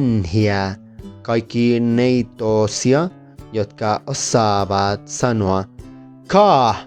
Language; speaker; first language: Finnish; non-native, learner; Spanish